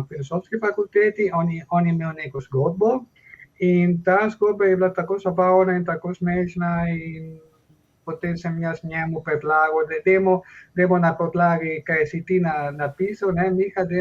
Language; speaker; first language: Slovenian; non-native, fluent; Spanish